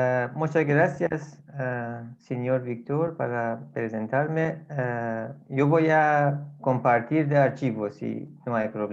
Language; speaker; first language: Spanish; non-native, fluent; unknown